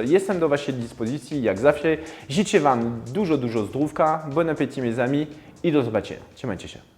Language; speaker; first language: Polish; non-native, fluent; French